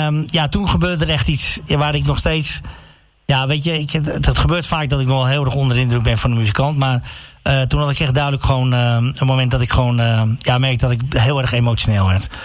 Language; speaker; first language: Dutch; native; Dutch